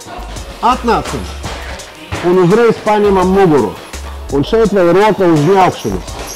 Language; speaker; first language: Latvian; non-native, local second language; Russian